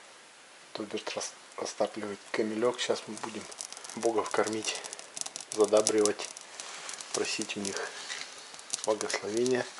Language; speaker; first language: Russian; native; Russian